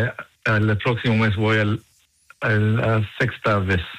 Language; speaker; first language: Spanish; non-native, fluent; Hebrew